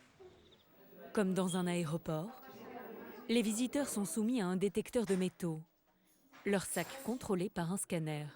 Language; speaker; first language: French; native; French